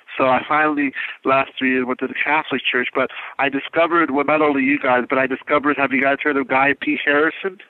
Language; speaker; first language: English; native; English